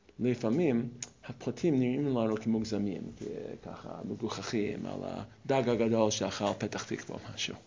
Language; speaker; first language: Hebrew; non-native, fluent; English